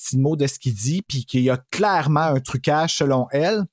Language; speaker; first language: French; native; French